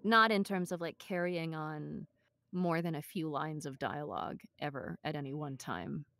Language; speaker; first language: English; native; English